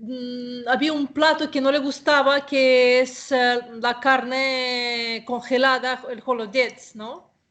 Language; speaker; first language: Spanish; non-native, fluent; Russian